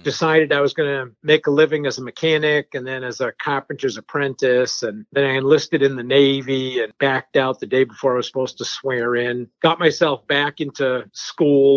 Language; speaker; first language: English; early bilingual, other home language; French